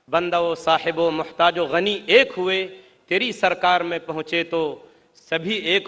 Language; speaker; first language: Hindi; native; Hindi